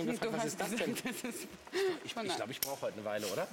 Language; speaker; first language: German; native; German